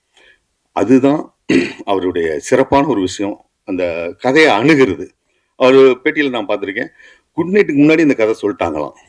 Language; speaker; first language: Tamil; native; Tamil